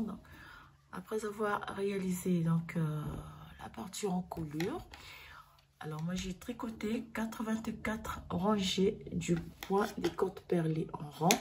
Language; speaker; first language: French; native; French